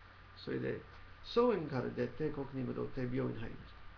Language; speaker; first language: Japanese; non-native, learner; English